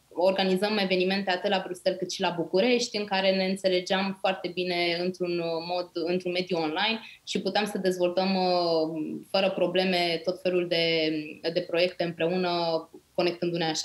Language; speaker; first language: Romanian; native; Romanian